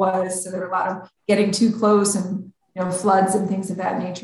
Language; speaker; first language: English; native; English